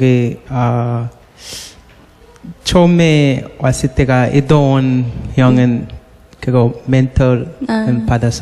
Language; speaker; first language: Korean; non-native, learner; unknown